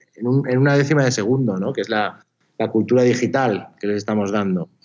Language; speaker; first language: Spanish; native; Spanish